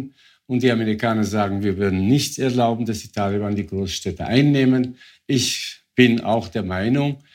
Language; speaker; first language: German; non-native, fluent; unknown